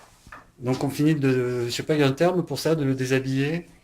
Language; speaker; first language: French; native; French